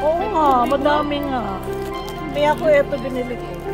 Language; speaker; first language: Filipino; native; Filipino